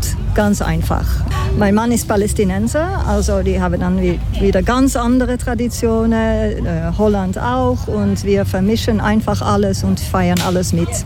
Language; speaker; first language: German; non-native, fluent; Dutch